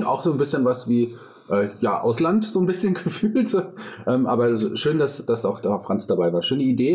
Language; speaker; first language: German; native; German